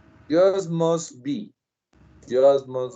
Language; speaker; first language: English; non-native, learner; Spanish